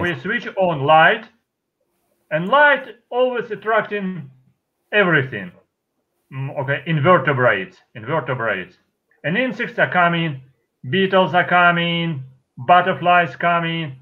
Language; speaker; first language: English; non-native, fluent; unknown